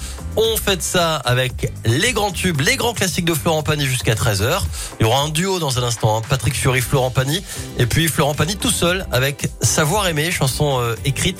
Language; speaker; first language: French; native; French